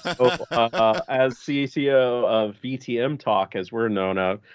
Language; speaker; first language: English; native; English